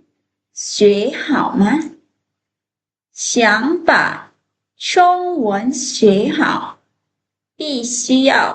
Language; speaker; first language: Chinese; non-native, fluent; Lao